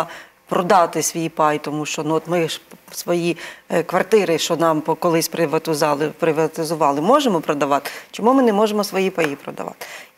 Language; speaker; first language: Ukrainian; native; Ukrainian